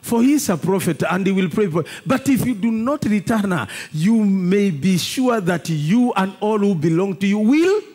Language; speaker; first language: English; non-native, local second language; Swahili